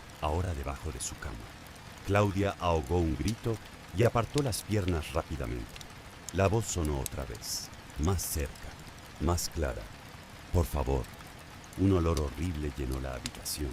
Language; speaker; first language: Spanish; native; Spanish